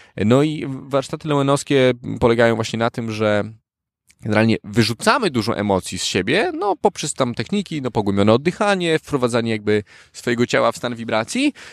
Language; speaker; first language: Polish; native; Polish